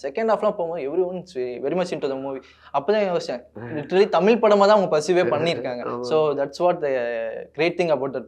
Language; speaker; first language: Tamil; native; Tamil